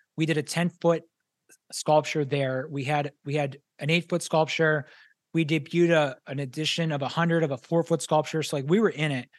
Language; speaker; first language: English; native; English